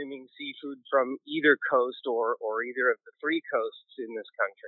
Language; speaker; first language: English; native; English